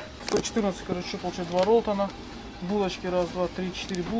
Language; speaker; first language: Russian; native; Russian